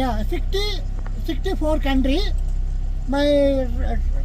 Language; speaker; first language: English; non-native, learner; Tamil